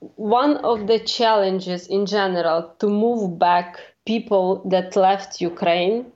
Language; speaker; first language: English; non-native, fluent; Ukrainian